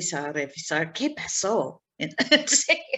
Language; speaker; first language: Spanish; non-native, learner; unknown